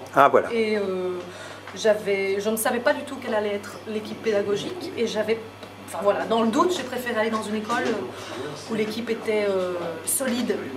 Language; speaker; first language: French; native; French